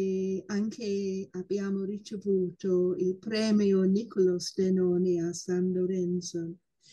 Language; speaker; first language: Italian; non-native, fluent; English